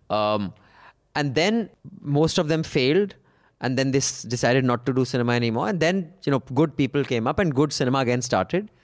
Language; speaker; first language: English; non-native, local second language; Punjabi